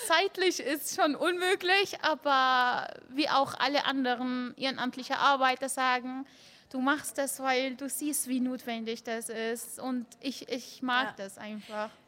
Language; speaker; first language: German; non-native, fluent; Arabic